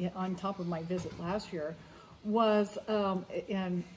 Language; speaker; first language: English; native; English